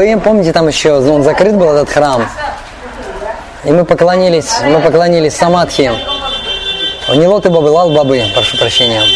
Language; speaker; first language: Russian; native; Russian